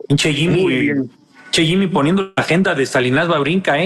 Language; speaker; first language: Spanish; native; Spanish